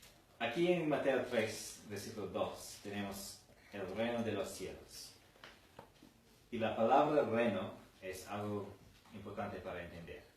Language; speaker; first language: Spanish; non-native, fluent; English